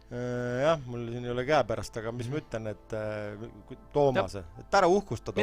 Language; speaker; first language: Estonian; native; Estonian